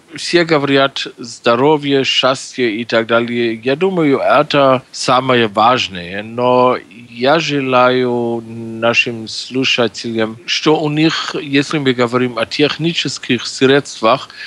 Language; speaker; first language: Russian; non-native, fluent; German